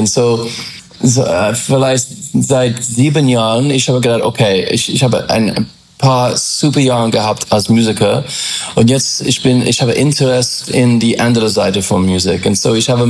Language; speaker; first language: German; non-native, learner; English